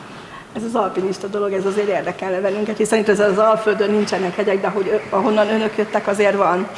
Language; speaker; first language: Hungarian; native; Hungarian